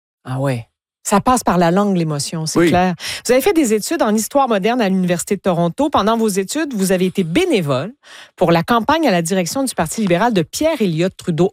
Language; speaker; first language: French; native; French